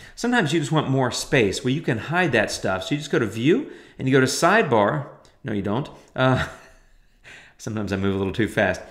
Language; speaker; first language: English; native; English